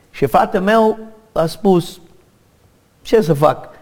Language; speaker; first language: Romanian; non-native, learner; English